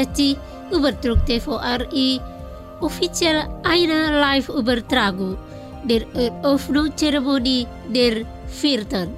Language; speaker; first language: German; non-native, fluent; Indonesian